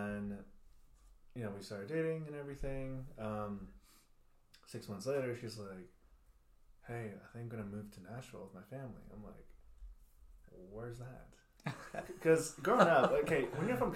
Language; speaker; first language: English; early bilingual, other home language; Chinese